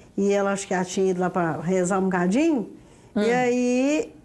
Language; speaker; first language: Portuguese; native; Portuguese